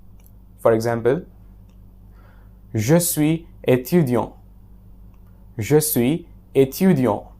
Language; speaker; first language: French; non-native, fluent; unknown